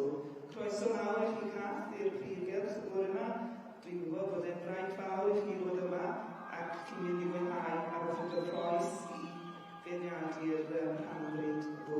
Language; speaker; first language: Welsh; native; Welsh